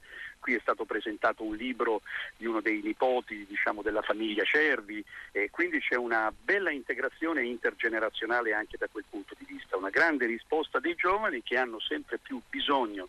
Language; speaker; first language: Italian; native; Italian